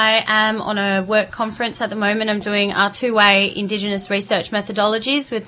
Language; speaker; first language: English; native; English